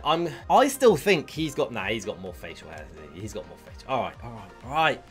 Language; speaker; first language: English; native; English